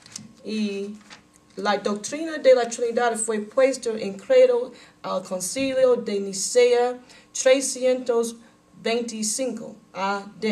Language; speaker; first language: Spanish; non-native, learner; English